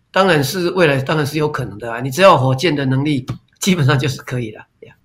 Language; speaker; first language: Chinese; non-native, local second language; Min Nan Chinese